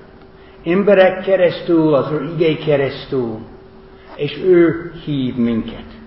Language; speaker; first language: Hungarian; non-native, fluent; English